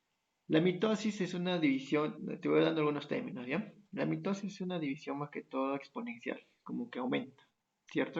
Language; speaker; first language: Spanish; native; Spanish